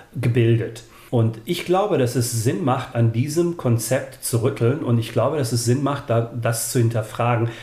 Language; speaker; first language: German; early bilingual, other home language; Bosnian